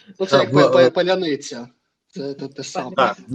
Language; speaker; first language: Ukrainian; non-native, fluent; Russian